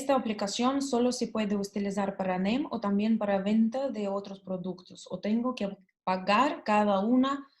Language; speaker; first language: Spanish; non-native, learner; Russian